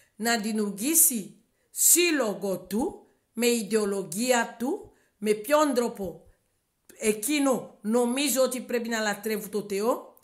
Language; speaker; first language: Greek; non-native, learner; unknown